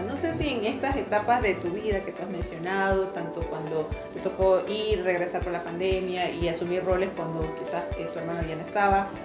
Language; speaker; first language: Spanish; native; Spanish